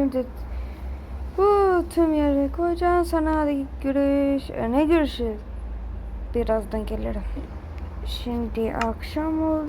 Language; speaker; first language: Turkish; early bilingual, other home language; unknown